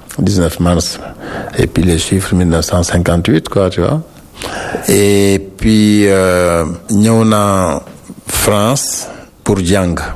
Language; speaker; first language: French; non-native, local second language; Wolof